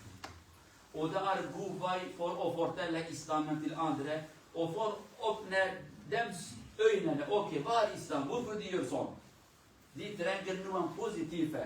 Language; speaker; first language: Swedish; non-native, learner; Kurdish